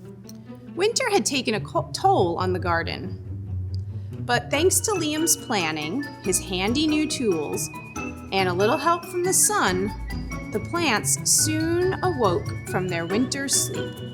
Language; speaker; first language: English; native; English